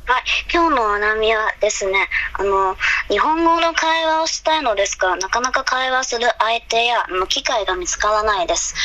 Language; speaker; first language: Japanese; non-native, fluent; Chinese